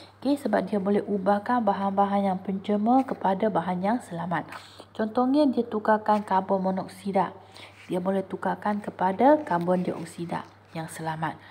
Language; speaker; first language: Malay; non-native, local second language; Chinese